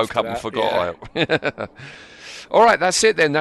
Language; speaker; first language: English; native; English